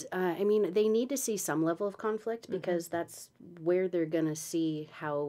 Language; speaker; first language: English; native; English